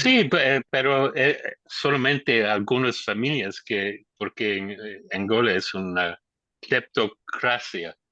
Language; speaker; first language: Spanish; non-native, learner; English